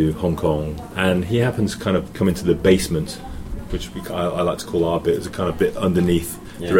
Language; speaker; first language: English; native; English